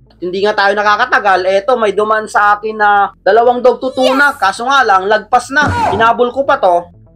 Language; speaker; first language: Filipino; non-native, local second language; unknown